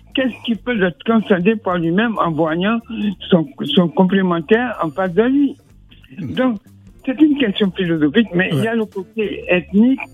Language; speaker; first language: French; native; French